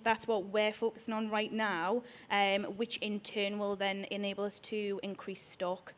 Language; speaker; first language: English; native; English